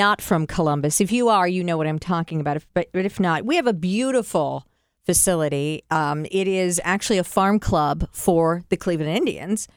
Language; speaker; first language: English; native; English